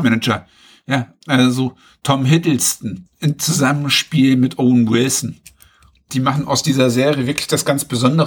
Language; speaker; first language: German; native; German